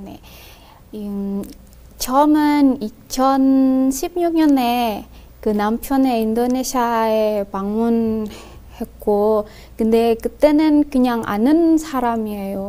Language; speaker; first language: Korean; non-native, learner; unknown